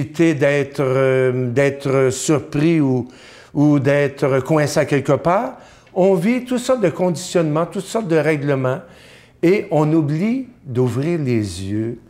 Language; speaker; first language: French; native; French